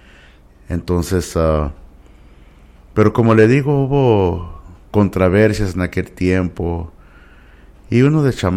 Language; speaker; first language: Spanish; early bilingual, heritage; Spanish